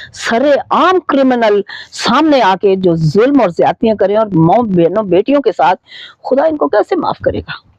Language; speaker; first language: Urdu; native; Urdu